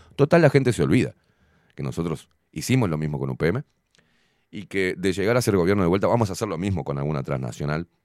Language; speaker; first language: Spanish; native; Spanish